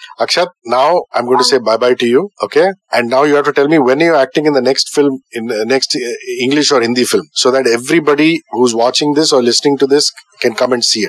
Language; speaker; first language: English; non-native, local second language; Tamil